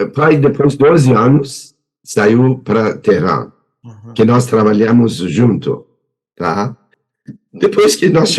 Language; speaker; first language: Portuguese; non-native, learner; Persian